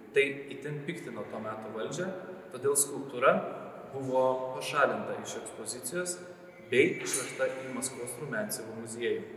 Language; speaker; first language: Lithuanian; native; Lithuanian